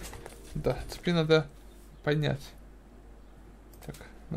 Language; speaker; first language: Russian; native; Russian